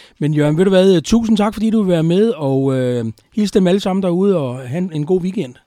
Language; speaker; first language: Danish; native; Danish